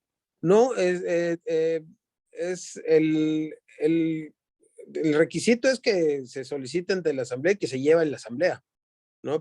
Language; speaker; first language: Spanish; native; Spanish